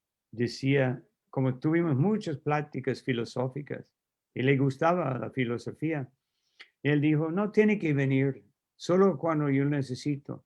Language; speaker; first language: Spanish; non-native, fluent; English